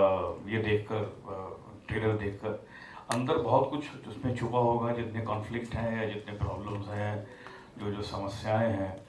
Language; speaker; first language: Hindi; native; Hindi